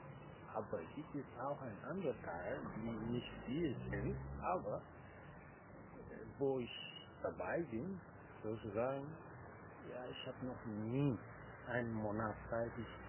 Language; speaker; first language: German; non-native, learner; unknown